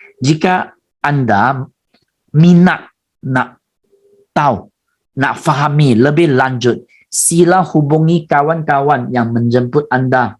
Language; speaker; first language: Malay; non-native, local second language; Chinese